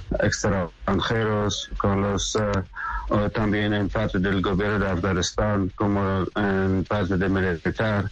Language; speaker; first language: Spanish; non-native, learner; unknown